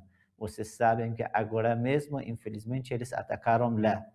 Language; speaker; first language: Portuguese; non-native, learner; Persian